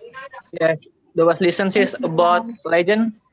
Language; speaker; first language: English; non-native, learner; Indonesian